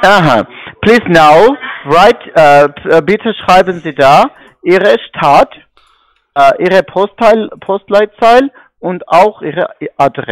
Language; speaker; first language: German; non-native, learner; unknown